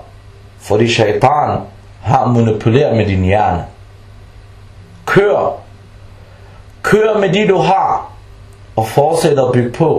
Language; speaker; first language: Danish; early bilingual, other home language; Arabic